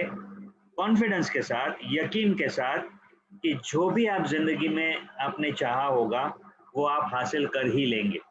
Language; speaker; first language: Hindi; native; Hindi